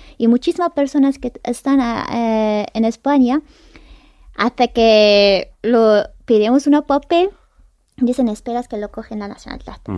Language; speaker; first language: Spanish; non-native, learner; Persian